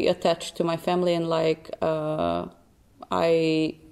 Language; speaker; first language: English; non-native, fluent; Albanian